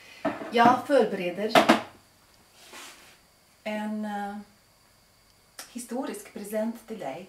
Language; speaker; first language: Swedish; non-native, fluent; Latvian